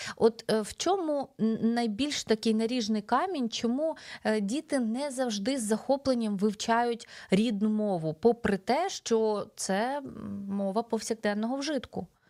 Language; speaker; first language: Ukrainian; native; Ukrainian